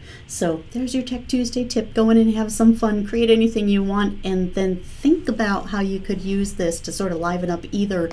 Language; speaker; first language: English; native; English